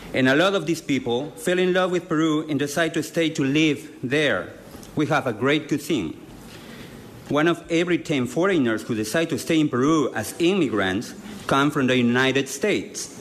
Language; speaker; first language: English; non-native, fluent; Spanish